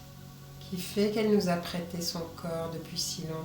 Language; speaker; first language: French; native; French